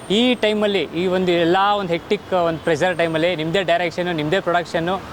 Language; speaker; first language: Kannada; native; Kannada